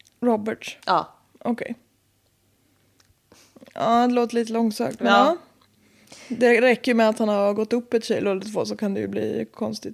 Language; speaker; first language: Swedish; native; Swedish